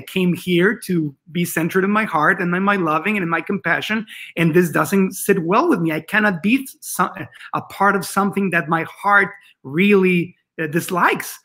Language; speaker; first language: English; non-native, fluent; Spanish